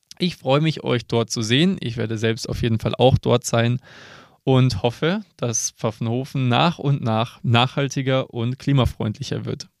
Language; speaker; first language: German; native; German